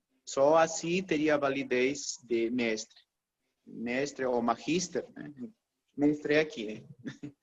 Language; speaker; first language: Portuguese; non-native, fluent; Spanish